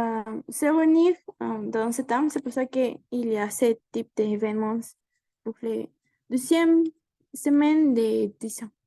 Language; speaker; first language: French; non-native, learner; Spanish